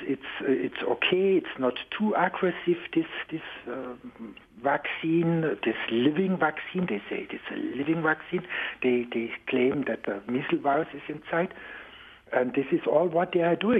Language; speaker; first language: English; non-native, fluent; German